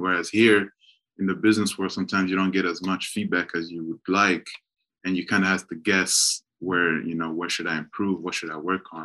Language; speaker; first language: English; non-native, local second language; Kinyarwanda